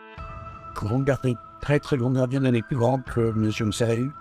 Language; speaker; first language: French; non-native, learner; Polish